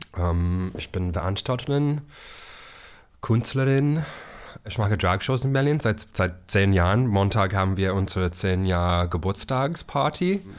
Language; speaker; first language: German; non-native, learner; English